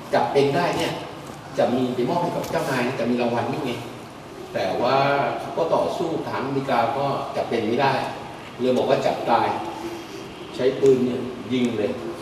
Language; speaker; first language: Thai; non-native, fluent; Vietnamese